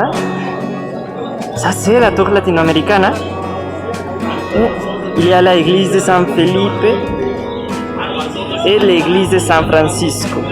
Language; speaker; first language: French; non-native, learner; Spanish